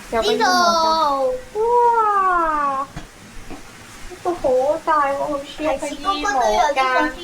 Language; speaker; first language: Chinese; native; Chinese